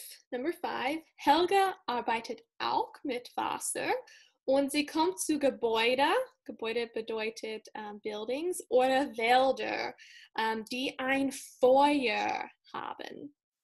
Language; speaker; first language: German; non-native, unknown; English